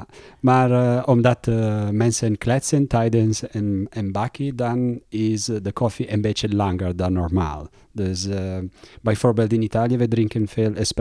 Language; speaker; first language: Dutch; non-native, learner; Italian